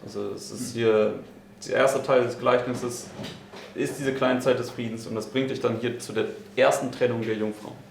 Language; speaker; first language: German; native; German